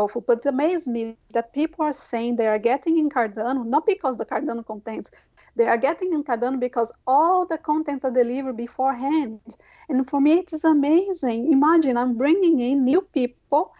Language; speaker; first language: English; non-native, fluent; Portuguese